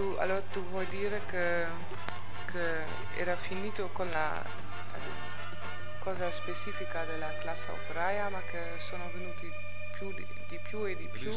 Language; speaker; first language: Italian; non-native, learner; Dutch